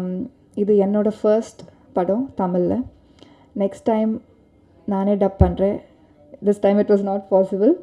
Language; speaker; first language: Tamil; non-native, local second language; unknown